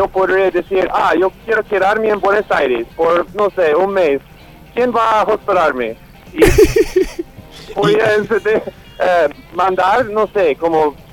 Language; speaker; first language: Spanish; non-native, learner; English